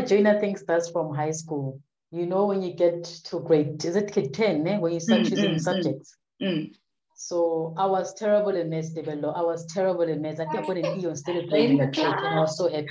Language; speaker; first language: English; non-native, local second language; Southern Sotho